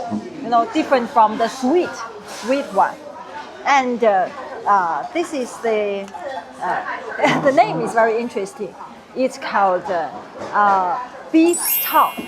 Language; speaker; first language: English; non-native, fluent; Chinese